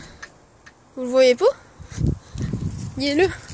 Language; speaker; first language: French; native; French